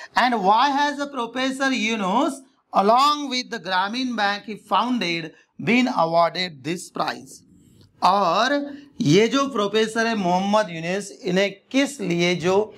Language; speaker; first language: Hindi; non-native, local second language; Marathi